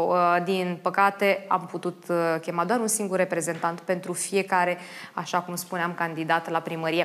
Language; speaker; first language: Romanian; native; Romanian